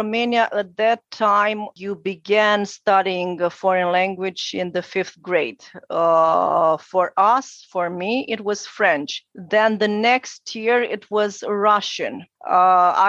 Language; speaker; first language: English; non-native, fluent; Romanian